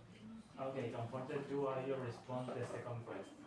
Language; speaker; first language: English; non-native, learner; Spanish